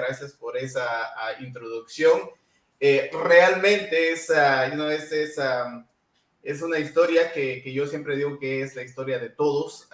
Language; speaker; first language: Spanish; non-native, local second language; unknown